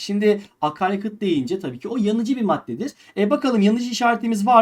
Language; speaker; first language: Turkish; native; Turkish